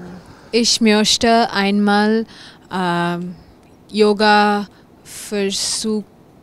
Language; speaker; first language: German; non-native, learner; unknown